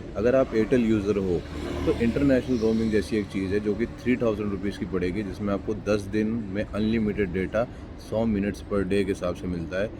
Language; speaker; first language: Hindi; native; Hindi